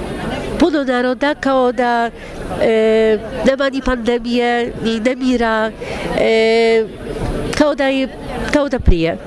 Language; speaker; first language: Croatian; non-native, learner; Polish